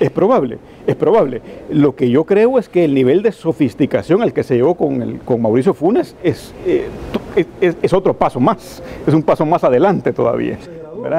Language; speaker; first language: Spanish; native; Spanish